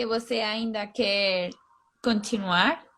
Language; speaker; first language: Portuguese; non-native, fluent; Spanish